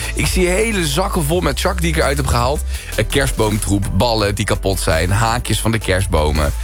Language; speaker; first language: Dutch; early bilingual, other home language; Spanish